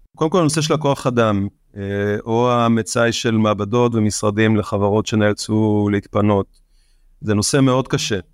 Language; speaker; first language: Hebrew; native; Hebrew